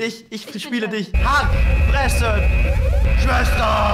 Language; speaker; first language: German; native; German